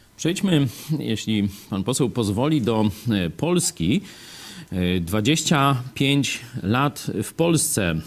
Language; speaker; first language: Polish; native; Polish